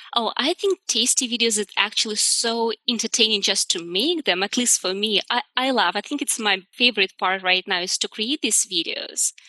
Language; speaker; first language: English; non-native, fluent; Russian